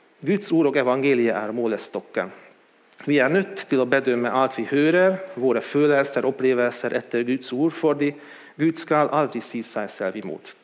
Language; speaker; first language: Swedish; non-native, fluent; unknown